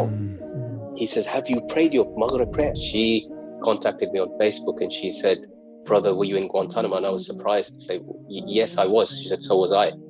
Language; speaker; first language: English; native; English